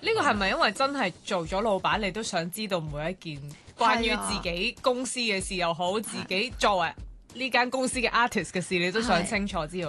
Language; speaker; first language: Cantonese; native; Cantonese